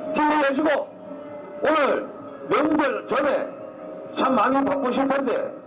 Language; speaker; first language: Korean; native; Korean